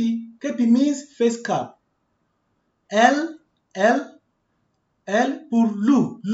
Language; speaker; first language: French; non-native, fluent; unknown